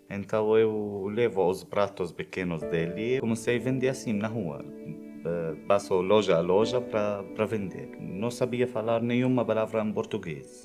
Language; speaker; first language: Portuguese; non-native, fluent; Arabic